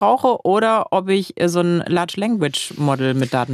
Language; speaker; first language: German; native; German